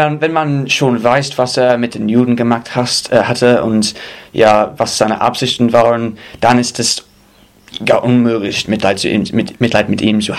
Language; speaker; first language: German; non-native, fluent; English